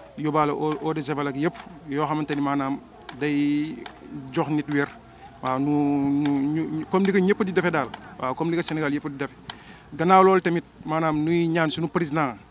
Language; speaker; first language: Wolof; native; Wolof